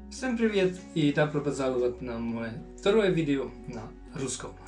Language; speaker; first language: Russian; non-native, learner; Finnish